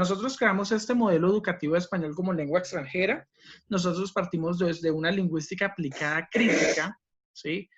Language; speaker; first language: Spanish; native; Spanish